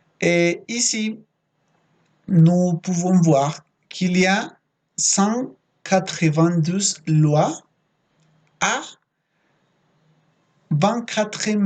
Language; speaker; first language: French; non-native, fluent; Spanish